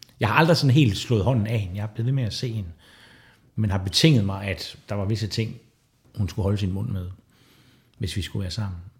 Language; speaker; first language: Danish; native; Danish